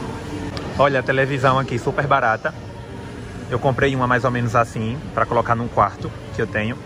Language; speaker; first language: Portuguese; native; Portuguese